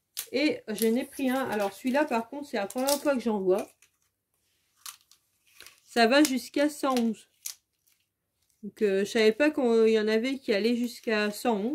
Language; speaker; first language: French; native; French